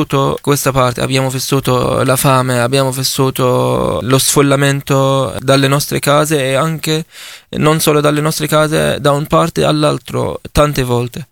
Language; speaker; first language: Italian; non-native, fluent; Arabic